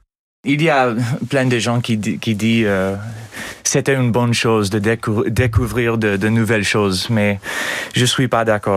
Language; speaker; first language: French; non-native, learner; English